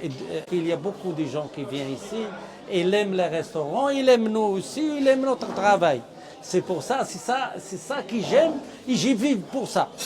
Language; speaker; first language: French; non-native, learner; Arabic